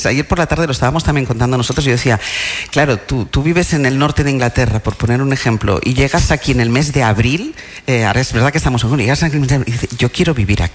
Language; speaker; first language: Spanish; native; Spanish